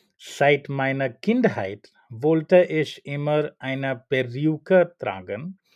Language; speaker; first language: German; non-native, learner; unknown